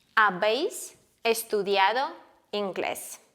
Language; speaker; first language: Spanish; non-native, fluent; Ukrainian